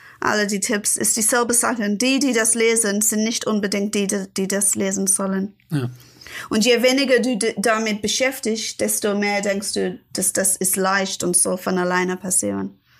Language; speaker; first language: German; non-native, fluent; English